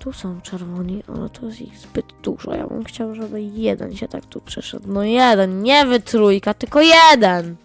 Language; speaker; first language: Polish; native; Polish